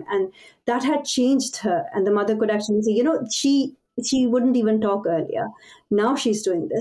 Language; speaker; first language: English; non-native, local second language; Pashto